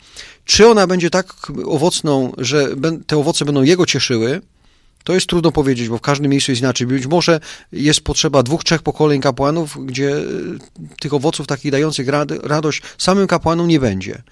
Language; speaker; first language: Polish; native; Polish